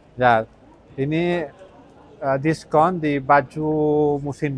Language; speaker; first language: Indonesian; non-native, learner; Spanish